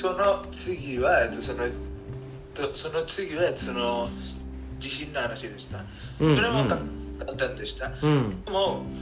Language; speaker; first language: Japanese; non-native, learner; Bangla